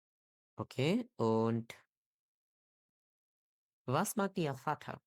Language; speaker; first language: German; non-native, learner; Bangla